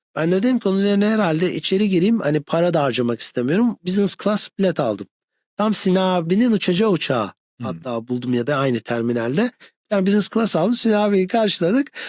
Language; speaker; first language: Turkish; early bilingual, other home language; English